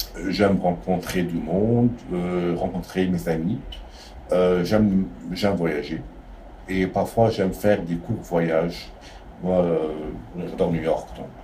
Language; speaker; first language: French; non-native, local second language; Arabic